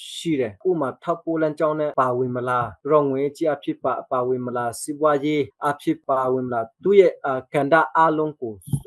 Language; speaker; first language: Burmese; non-native, local second language; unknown